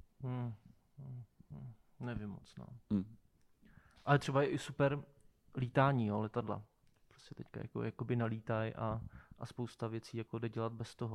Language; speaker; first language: Czech; native; Czech